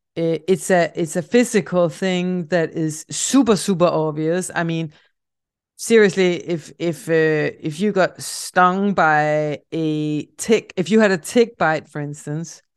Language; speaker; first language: English; non-native, fluent; Danish